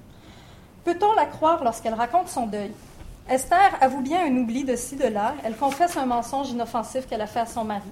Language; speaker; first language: French; native; French